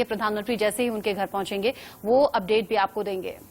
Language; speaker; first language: Hindi; native; Hindi